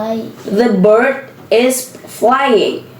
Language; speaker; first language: English; non-native, learner; Indonesian